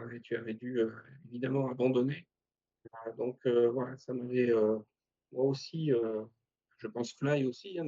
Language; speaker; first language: French; native; French